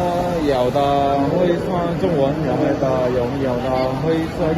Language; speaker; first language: Chinese; early bilingual, heritage; Chinese